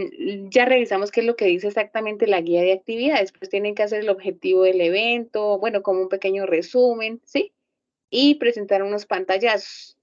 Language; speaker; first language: Spanish; native; Spanish